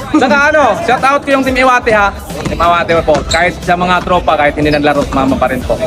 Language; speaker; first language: Filipino; non-native, local second language; Cebuano